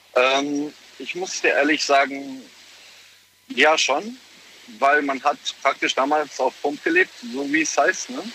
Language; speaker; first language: German; early bilingual, other home language; Polish